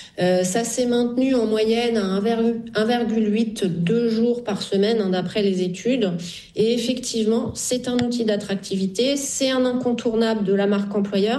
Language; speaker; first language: French; native; French